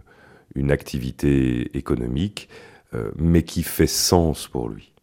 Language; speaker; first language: French; native; French